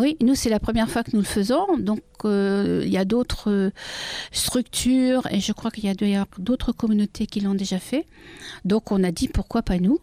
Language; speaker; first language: French; native; French